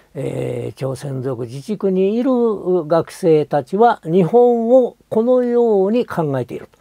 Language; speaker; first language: Japanese; native; Japanese